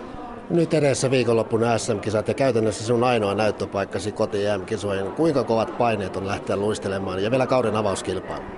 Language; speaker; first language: Finnish; native; Finnish